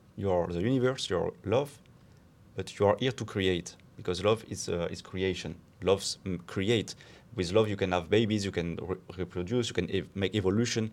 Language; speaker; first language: English; non-native, fluent; French